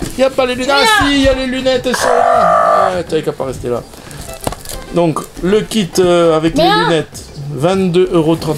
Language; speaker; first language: French; native; French